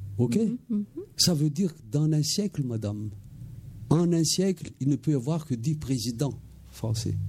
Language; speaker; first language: French; non-native, local second language; Malagasy